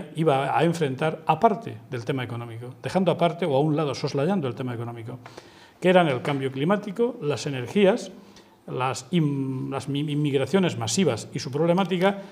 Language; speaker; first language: Spanish; native; Spanish